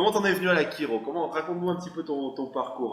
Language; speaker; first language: French; native; French